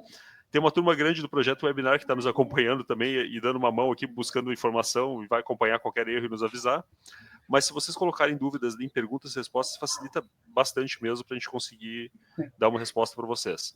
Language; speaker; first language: Portuguese; native; Portuguese